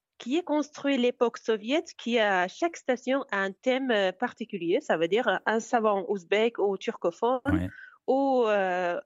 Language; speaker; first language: French; non-native, fluent; Uzbek